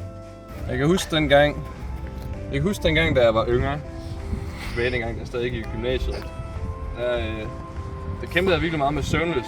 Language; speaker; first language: Danish; native; Danish